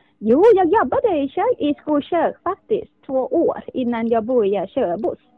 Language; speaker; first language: Swedish; non-native, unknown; Thai